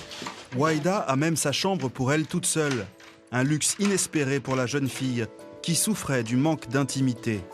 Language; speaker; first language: French; native; French